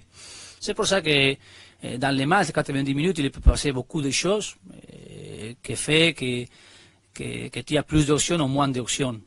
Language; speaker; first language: French; non-native, learner; Spanish